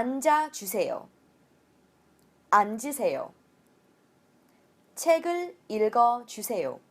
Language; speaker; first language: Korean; non-native, fluent; English